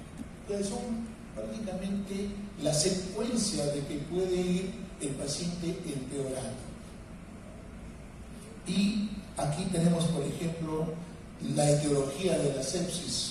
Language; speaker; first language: Spanish; native; Spanish